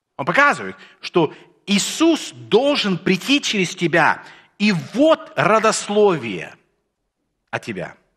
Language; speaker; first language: Russian; early bilingual, heritage; Russian